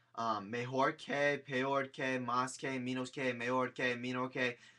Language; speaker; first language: Spanish; non-native, learner; English